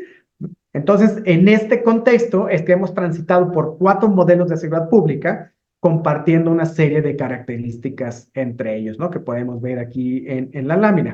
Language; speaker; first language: Spanish; native; Spanish